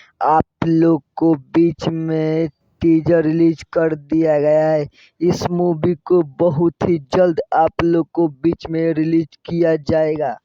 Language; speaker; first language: Hindi; non-native, local second language; Bhojpuri